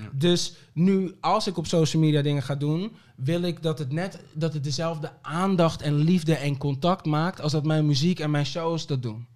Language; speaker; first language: Dutch; early bilingual, other home language; Papiamento